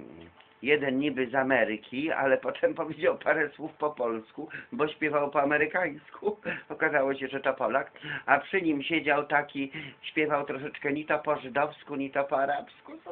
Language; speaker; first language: Polish; native; Polish